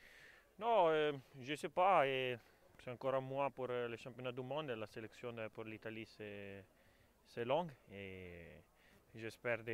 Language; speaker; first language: French; non-native, learner; Italian